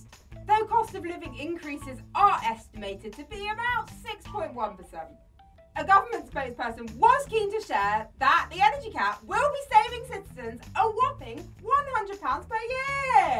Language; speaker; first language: English; native; English